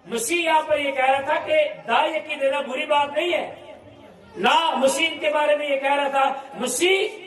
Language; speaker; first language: Urdu; non-native, local second language; Punjabi